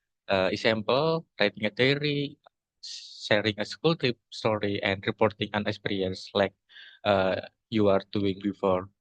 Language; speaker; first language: English; non-native, learner; Indonesian